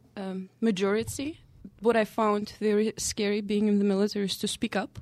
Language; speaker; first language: English; non-native, fluent; Uzbek